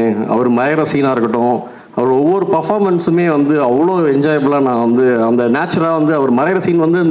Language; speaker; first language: Tamil; native; Tamil